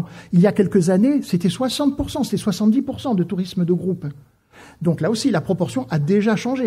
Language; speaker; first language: French; native; French